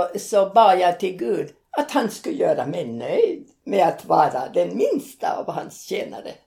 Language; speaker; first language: Swedish; native; Swedish